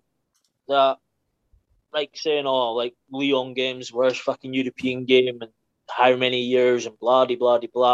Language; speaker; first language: English; native; English